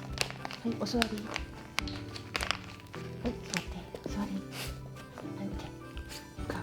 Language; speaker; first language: Japanese; native; Japanese